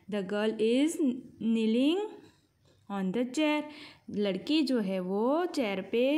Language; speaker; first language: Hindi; non-native, local second language; Gujarati